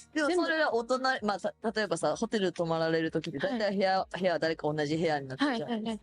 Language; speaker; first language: Japanese; native; Japanese